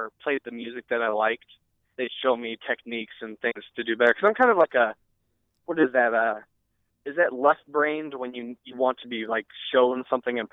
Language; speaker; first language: English; native; English